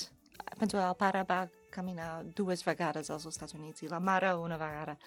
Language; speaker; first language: Catalan; non-native, learner; English